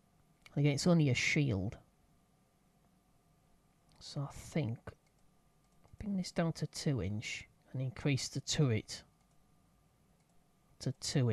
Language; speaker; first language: English; native; English